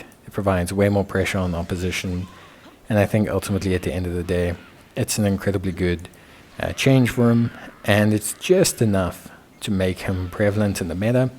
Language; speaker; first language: English; native; English